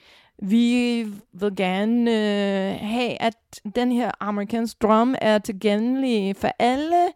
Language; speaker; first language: Danish; non-native, fluent; English